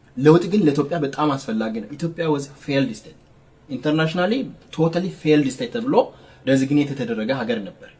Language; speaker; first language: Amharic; non-native, local second language; Sidamo